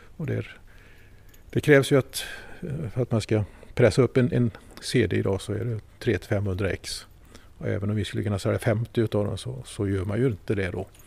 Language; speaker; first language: Swedish; native; Swedish